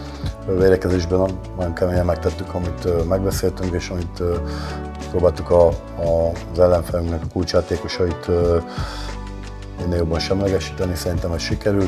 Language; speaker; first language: Hungarian; native; Hungarian